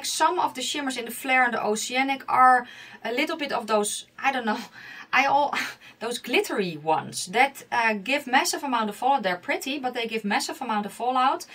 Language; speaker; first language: English; non-native, fluent; Dutch